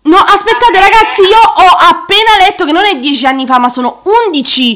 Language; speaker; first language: Italian; native; Italian